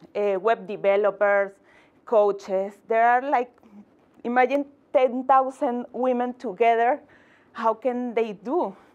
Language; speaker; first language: English; non-native, fluent; Spanish